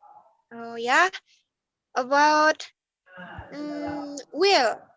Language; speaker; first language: English; non-native, learner; Indonesian